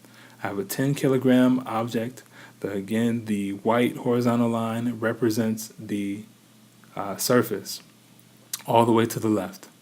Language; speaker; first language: English; native; English